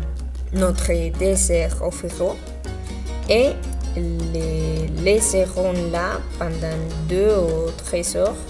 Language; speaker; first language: French; non-native, learner; Spanish